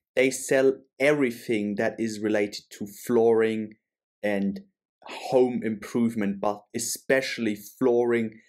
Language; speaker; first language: English; non-native, fluent; German